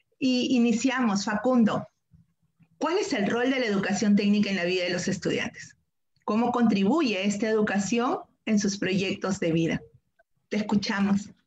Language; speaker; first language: Spanish; native; Spanish